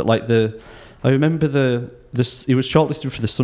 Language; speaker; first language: English; native; English